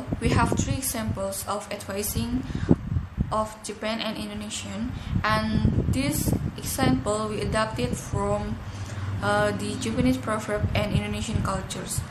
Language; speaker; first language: English; non-native, learner; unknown